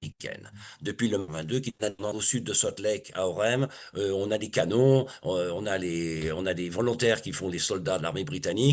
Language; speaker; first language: French; native; French